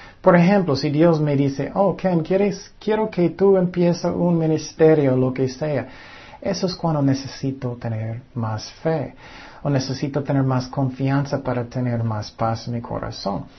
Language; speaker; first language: Spanish; non-native, fluent; English